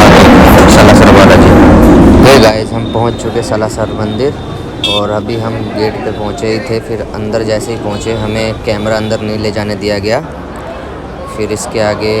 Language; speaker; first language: Hindi; native; Hindi